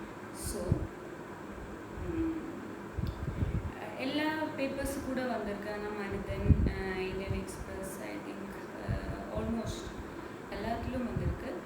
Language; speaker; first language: Tamil; non-native, learner; Malayalam